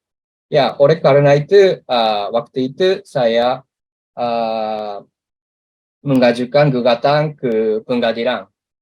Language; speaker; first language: Indonesian; non-native, learner; Japanese